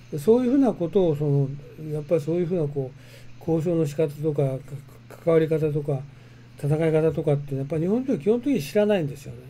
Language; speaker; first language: Japanese; native; Japanese